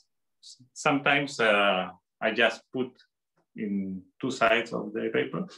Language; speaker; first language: English; non-native, fluent; Spanish